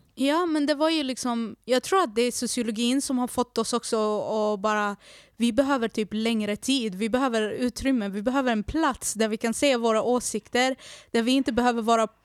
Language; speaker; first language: Swedish; native; Swedish